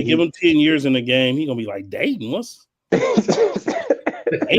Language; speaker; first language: English; native; English